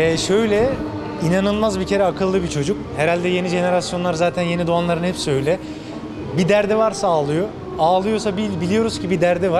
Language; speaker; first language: Turkish; native; Turkish